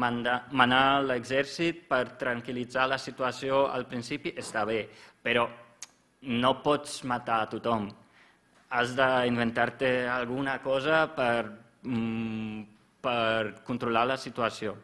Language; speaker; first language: Catalan; non-native, fluent; German